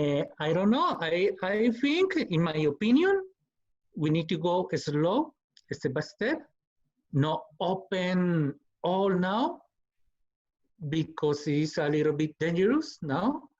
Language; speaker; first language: English; non-native, learner; Spanish